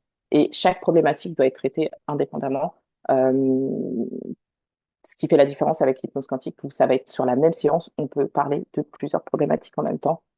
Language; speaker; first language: French; native; French